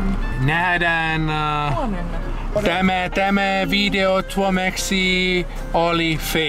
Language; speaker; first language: Finnish; non-native, learner; Italian